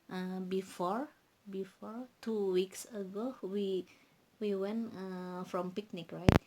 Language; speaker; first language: English; non-native, learner; Indonesian